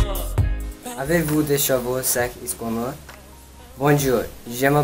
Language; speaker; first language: French; non-native, learner; English